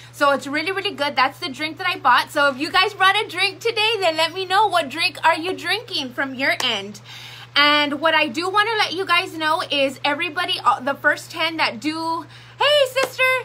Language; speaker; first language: English; early bilingual, other home language; Spanish